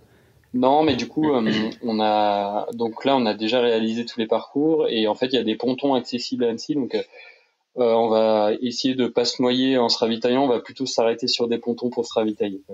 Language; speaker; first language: French; native; French